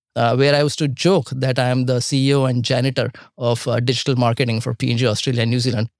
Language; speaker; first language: English; non-native, local second language; Marathi